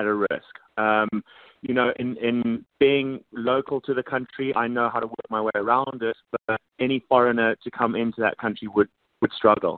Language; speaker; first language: English; native; English